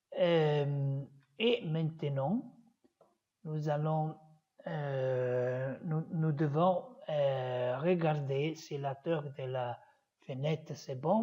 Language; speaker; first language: French; non-native, learner; Italian